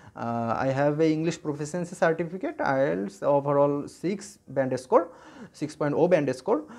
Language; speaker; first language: English; non-native, local second language; Bangla